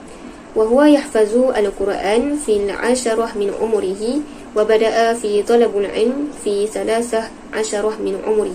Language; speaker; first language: Arabic; non-native, learner; Malay